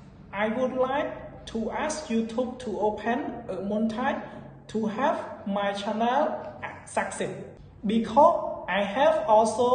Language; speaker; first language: English; non-native, learner; Khmer